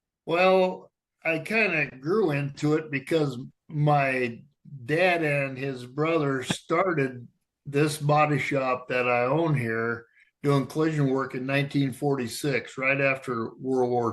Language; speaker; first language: English; native; English